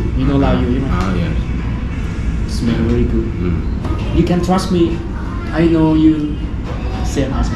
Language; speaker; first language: English; non-native, learner; Thai